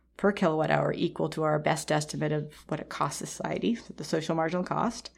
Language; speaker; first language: English; native; English